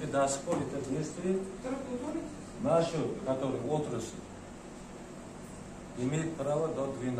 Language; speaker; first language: Russian; non-native, local second language; Uzbek